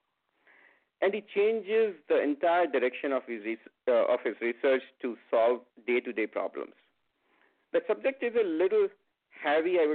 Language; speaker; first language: English; non-native, local second language; Hindi